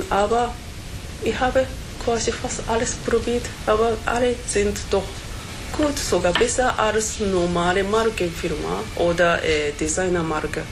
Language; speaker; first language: German; non-native, fluent; Japanese